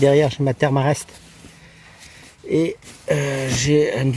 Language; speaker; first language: French; native; French